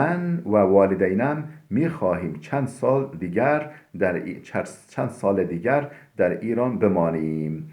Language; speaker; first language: Persian; non-native, fluent; Turkish